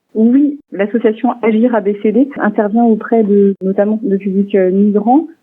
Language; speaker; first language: French; non-native, local second language; Swiss German